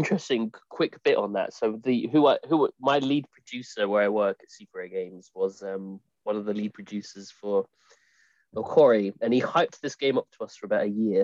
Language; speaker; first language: English; native; English